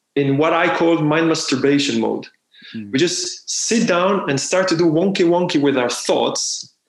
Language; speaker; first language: English; non-native, fluent; Hebrew